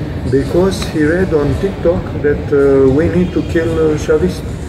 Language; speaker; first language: English; non-native, fluent; Romanian